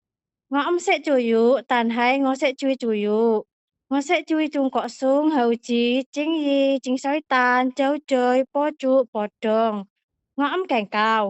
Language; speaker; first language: Cantonese; non-native, learner; Indonesian